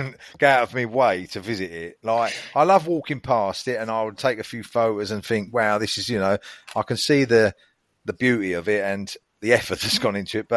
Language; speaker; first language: English; native; English